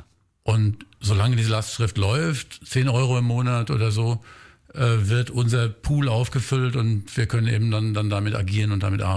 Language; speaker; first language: German; native; German